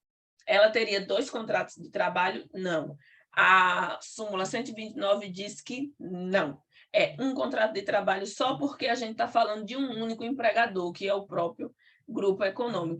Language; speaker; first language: Portuguese; native; Portuguese